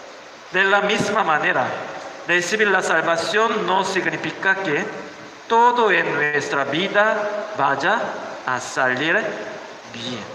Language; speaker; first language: Spanish; non-native, learner; Korean